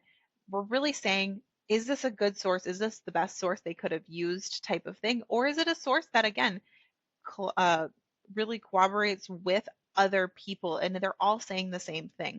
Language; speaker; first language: English; native; English